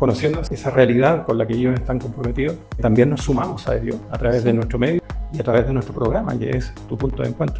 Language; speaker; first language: Spanish; native; Spanish